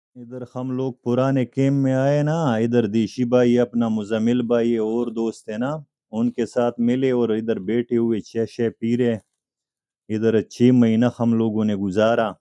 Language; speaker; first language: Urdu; non-native, learner; Bangla